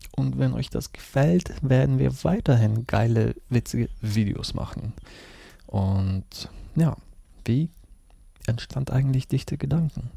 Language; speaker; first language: German; early bilingual, other home language; Russian